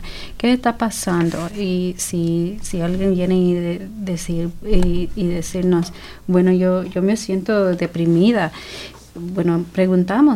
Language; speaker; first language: Spanish; early bilingual, heritage; Spanish